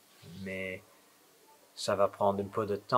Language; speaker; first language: French; non-native, fluent; English